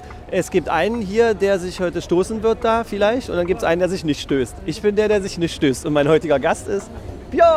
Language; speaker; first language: German; native; German